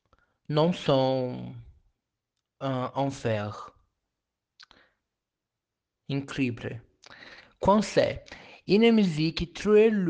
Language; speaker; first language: French; non-native, learner; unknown